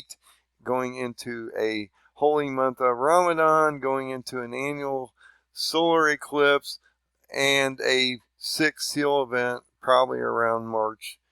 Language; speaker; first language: English; native; English